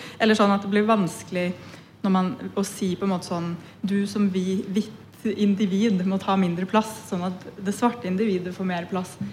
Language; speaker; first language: Norwegian; early bilingual, other home language; Punjabi